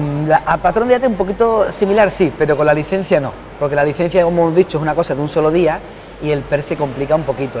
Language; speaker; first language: Spanish; native; Spanish